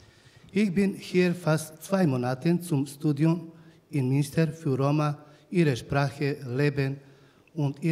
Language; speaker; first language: German; non-native, learner; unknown